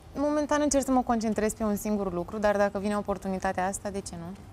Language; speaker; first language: Romanian; native; Romanian